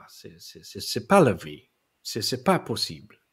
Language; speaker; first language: French; non-native, learner; English